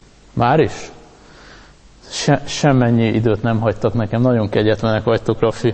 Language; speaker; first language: Hungarian; native; Hungarian